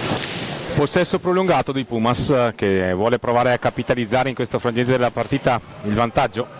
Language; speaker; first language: Italian; native; Italian